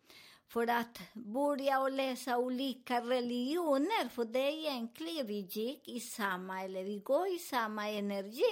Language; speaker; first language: Swedish; non-native, learner; Spanish